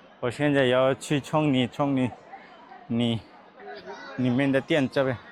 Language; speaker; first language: Chinese; non-native, learner; Bangla